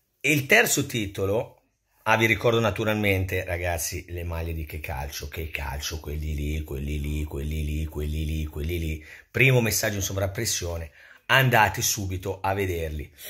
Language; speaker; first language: Italian; native; Italian